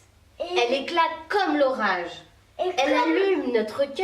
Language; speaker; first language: French; native; French